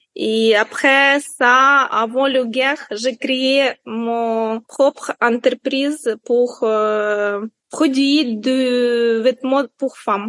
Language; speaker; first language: French; non-native, learner; Ukrainian